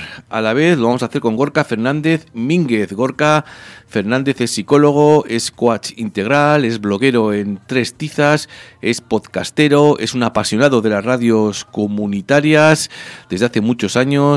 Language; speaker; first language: Spanish; native; Spanish